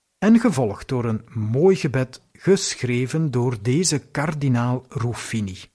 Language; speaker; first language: Dutch; native; Dutch